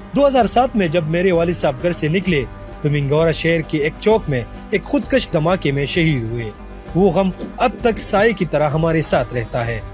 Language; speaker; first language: Urdu; non-native, local second language; Pashto